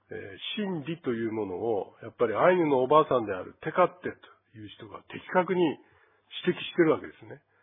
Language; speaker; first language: Japanese; native; Japanese